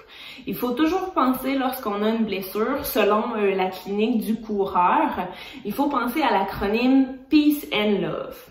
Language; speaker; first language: French; native; French